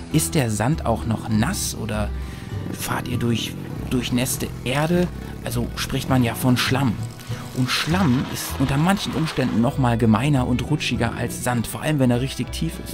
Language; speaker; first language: German; native; German